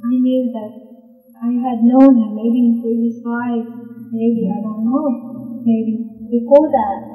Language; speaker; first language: English; non-native, fluent; Persian